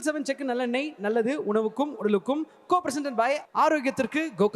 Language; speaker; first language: Tamil; native; Tamil